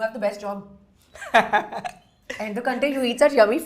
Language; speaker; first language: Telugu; non-native, learner; Hindi